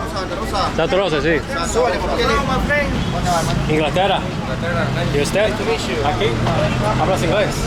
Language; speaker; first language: Spanish; non-native, learner; English